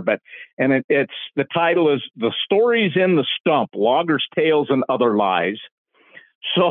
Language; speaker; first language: English; native; English